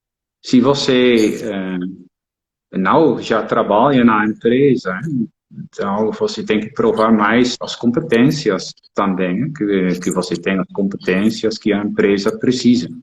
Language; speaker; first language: Portuguese; non-native, fluent; Dutch